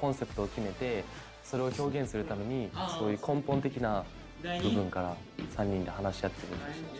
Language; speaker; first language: Japanese; native; Japanese